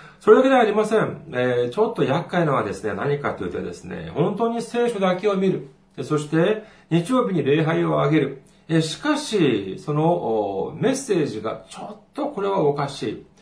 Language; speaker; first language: Japanese; non-native, fluent; Korean